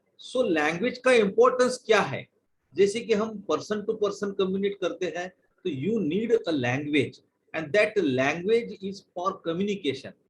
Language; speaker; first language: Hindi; non-native, local second language; Marathi